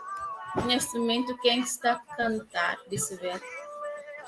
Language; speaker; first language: Portuguese; non-native, local second language; Tetum